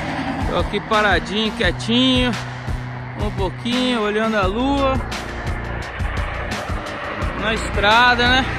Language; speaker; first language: Portuguese; native; Portuguese